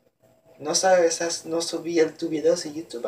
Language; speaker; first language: Spanish; early bilingual, heritage; Spanish